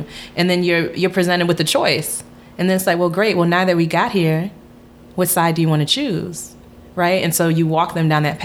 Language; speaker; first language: English; native; English